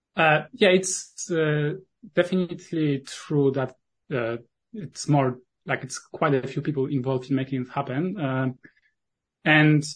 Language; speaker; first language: English; non-native, fluent; Polish